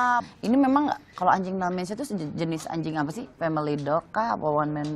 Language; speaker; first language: Indonesian; native; Indonesian